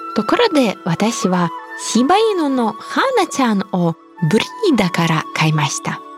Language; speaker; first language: Japanese; non-native, fluent; Russian